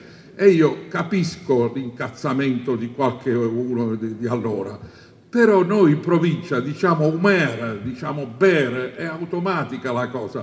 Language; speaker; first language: Italian; native; Italian